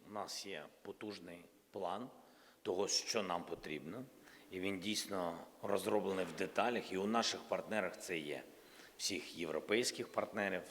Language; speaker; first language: Ukrainian; non-native, local second language; Russian